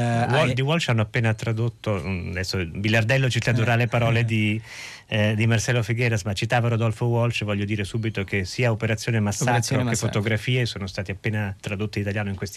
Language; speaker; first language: Italian; native; Italian